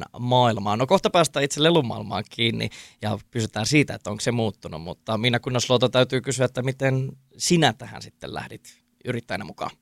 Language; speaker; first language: Finnish; native; Finnish